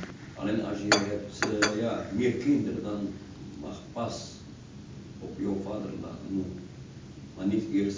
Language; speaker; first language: Dutch; non-native, learner; Arabic